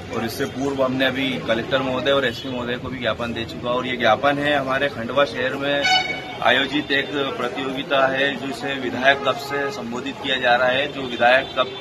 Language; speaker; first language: Hindi; native; Hindi